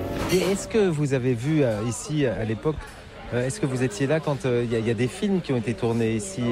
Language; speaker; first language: French; native; French